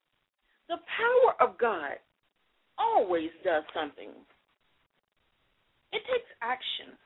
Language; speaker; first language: English; native; English